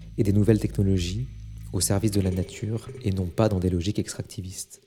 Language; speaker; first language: French; native; French